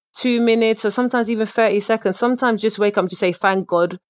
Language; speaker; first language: English; early bilingual, other home language; Dutch